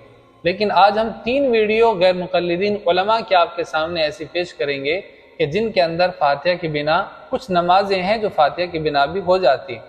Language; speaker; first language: Urdu; native; Urdu